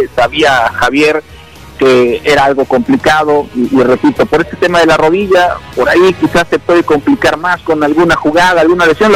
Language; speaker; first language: Spanish; native; Spanish